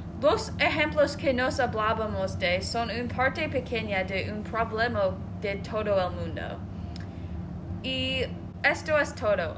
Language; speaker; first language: Spanish; non-native, learner; English